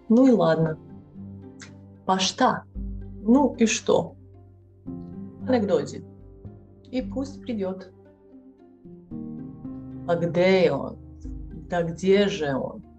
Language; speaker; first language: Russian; non-native, fluent; Serbian